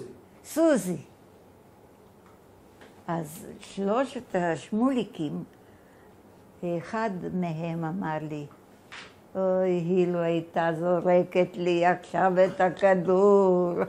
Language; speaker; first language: Hebrew; non-native, fluent; Bulgarian